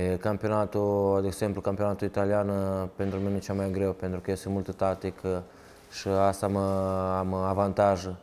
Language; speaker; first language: Romanian; early bilingual, heritage; Romanian